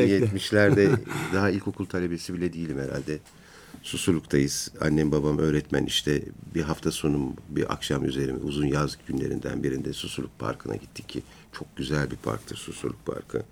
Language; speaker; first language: Turkish; native; Turkish